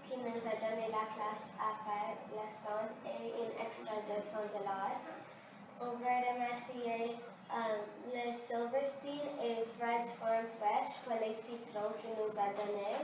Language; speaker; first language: French; early bilingual, other home language; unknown